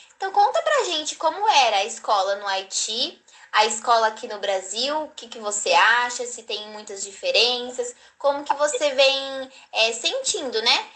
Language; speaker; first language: Portuguese; native; Portuguese